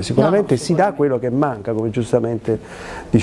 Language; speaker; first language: Italian; native; Italian